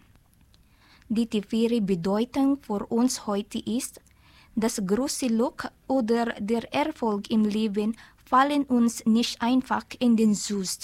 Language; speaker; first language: German; non-native, learner; Filipino